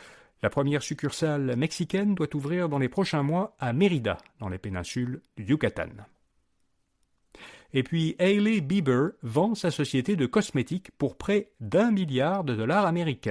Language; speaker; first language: French; native; French